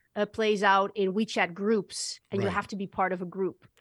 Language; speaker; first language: English; non-native, fluent; Dutch